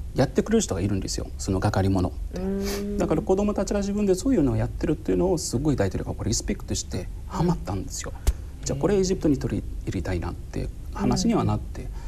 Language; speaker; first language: Japanese; non-native, fluent; Arabic